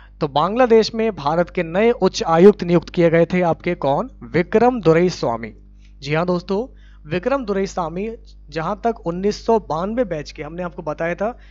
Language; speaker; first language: Hindi; native; Hindi